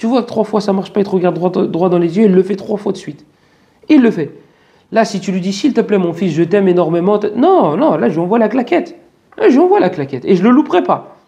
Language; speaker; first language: French; native; French